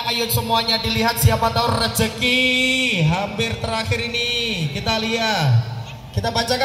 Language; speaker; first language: Indonesian; non-native, local second language; Javanese